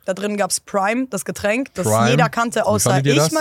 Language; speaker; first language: German; native; German